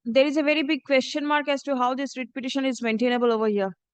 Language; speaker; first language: English; non-native, local second language; Bangla